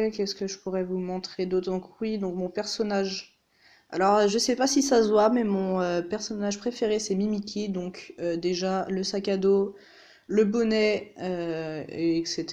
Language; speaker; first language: French; native; French